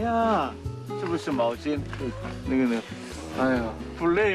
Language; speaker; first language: Chinese; non-native, fluent; Korean